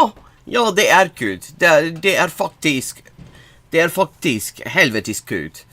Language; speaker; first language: Swedish; non-native, learner; English